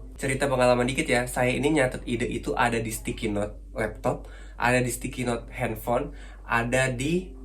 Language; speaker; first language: Indonesian; native; Indonesian